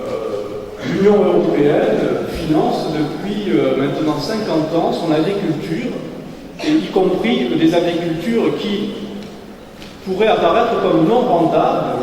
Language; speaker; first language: French; native; French